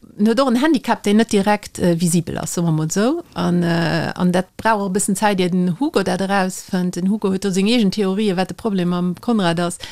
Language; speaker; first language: Luxembourgish; native; Luxembourgish